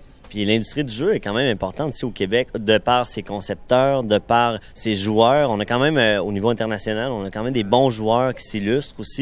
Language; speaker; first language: French; native; French